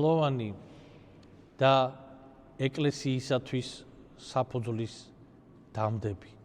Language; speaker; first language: Georgian; native; Georgian